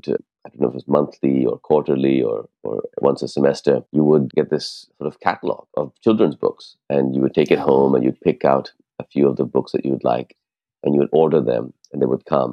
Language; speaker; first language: English; non-native, local second language; Urdu